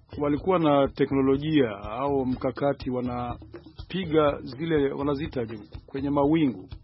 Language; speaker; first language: Swahili; non-native, local second language; Rundi